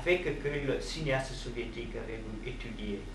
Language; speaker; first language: French; non-native, fluent; Italian